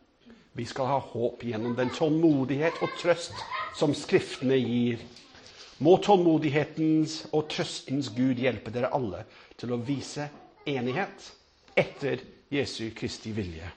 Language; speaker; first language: Norwegian; non-native, fluent; English